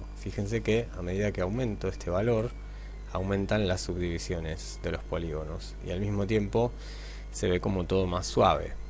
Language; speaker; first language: Spanish; native; Spanish